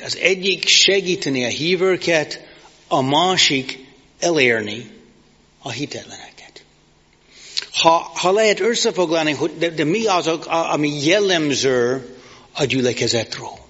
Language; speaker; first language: Hungarian; non-native, fluent; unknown